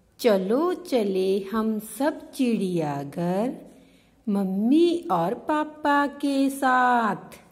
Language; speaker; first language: Hindi; non-native, local second language; Punjabi